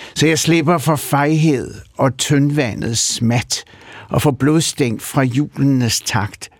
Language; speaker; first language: Danish; early bilingual, other home language; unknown